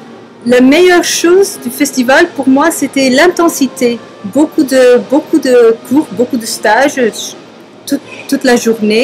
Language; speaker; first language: French; non-native, fluent; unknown